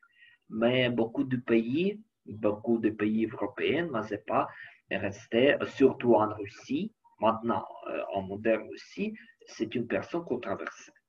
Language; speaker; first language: French; non-native, learner; Ukrainian